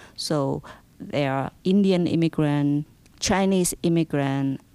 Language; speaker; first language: English; non-native, fluent; Indonesian